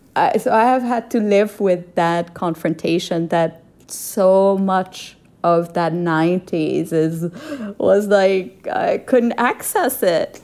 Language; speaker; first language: English; non-native, local second language; Urdu